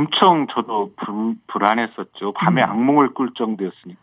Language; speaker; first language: Korean; native; Korean